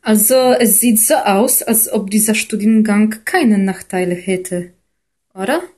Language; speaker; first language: German; non-native, fluent; Polish